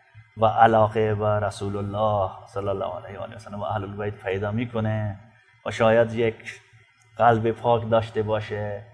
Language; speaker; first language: Persian; non-native, fluent; Urdu